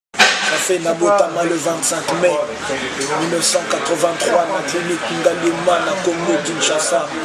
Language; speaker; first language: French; early bilingual, other home language; Lingala